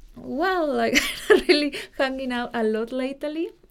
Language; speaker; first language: English; non-native, fluent; Spanish